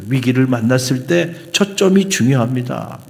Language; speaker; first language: Korean; native; Korean